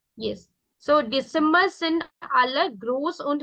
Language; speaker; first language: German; non-native, fluent; Malayalam